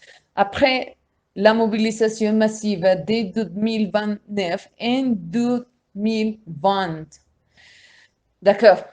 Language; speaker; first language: French; non-native, learner; Spanish